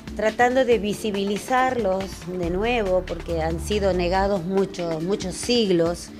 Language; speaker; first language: Spanish; non-native, local second language; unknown